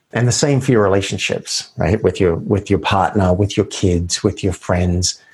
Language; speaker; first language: English; native; English